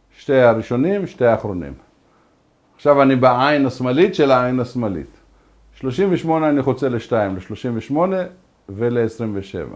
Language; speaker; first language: Hebrew; native; Hebrew